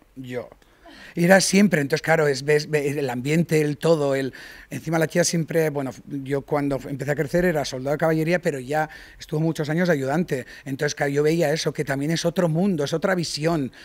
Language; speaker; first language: Spanish; native; Spanish